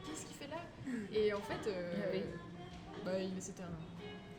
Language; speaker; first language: French; native; French